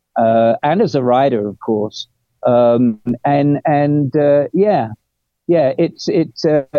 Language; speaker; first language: English; native; English